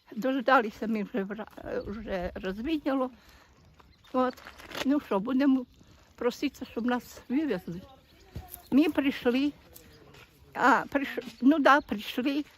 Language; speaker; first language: Ukrainian; native; Ukrainian